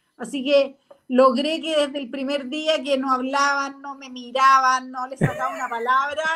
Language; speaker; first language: Spanish; native; Spanish